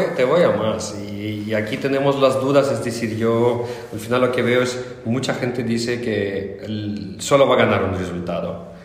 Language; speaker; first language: Spanish; non-native, fluent; Russian